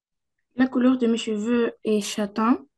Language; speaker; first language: French; non-native, learner; Arabic